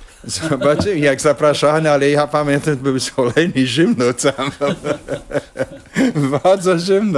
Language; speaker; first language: Polish; non-native, fluent; English